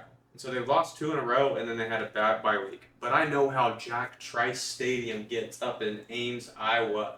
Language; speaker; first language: English; native; English